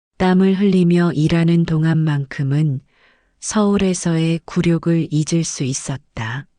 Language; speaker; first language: Korean; native; Korean